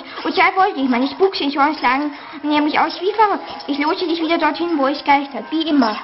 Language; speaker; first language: German; native; German